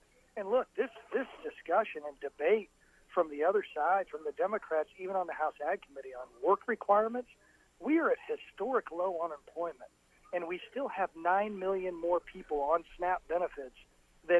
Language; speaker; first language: English; native; English